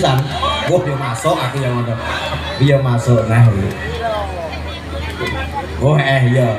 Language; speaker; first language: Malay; non-native, local second language; Javanese